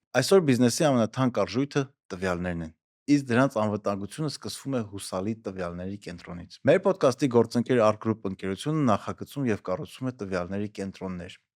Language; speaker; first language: Armenian; native; Armenian